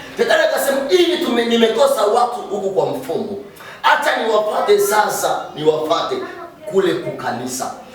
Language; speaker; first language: Swahili; native; Swahili